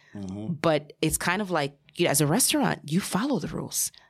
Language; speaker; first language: English; early bilingual, other home language; Spanish